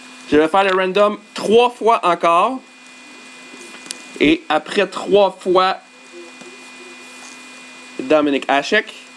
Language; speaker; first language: French; native; French